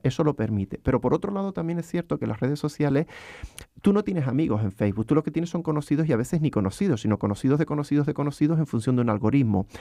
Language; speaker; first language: Spanish; native; Spanish